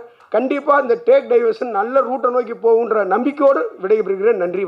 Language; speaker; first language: Tamil; native; Tamil